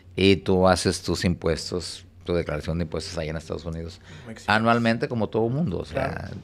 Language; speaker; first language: Spanish; native; Spanish